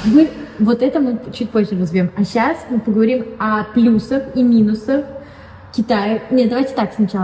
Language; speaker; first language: Russian; native; Russian